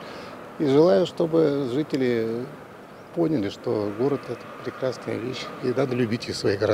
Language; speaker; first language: Russian; native; Russian